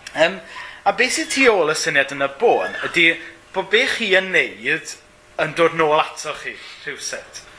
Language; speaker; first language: Welsh; native; Welsh